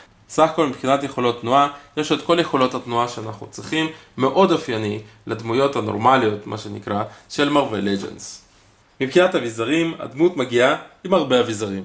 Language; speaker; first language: Hebrew; native; Hebrew